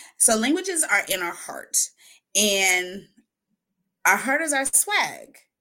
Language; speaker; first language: English; native; English